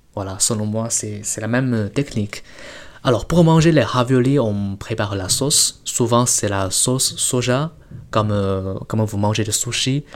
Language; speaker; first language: French; non-native, fluent; Chinese